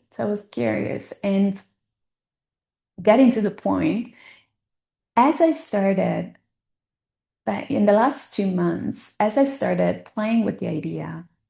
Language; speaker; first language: English; non-native, fluent; Italian